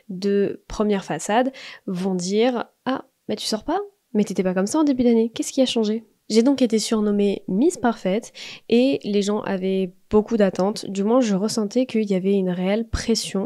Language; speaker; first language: French; native; French